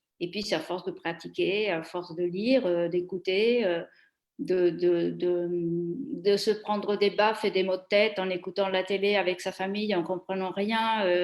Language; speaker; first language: French; non-native, fluent; Italian